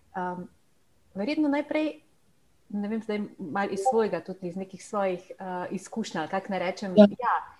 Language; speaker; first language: Slovenian; native; Slovenian